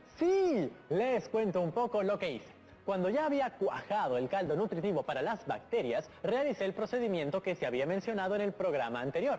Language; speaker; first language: Spanish; native; Spanish